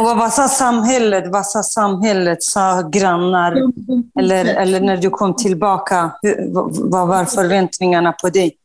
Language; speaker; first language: Swedish; non-native, fluent; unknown